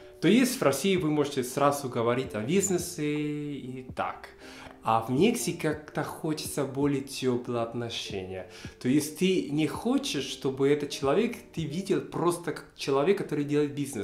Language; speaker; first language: Russian; non-native, fluent; Spanish